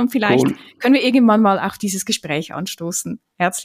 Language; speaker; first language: German; native; German